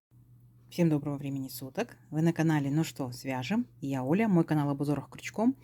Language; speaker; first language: Russian; native; Russian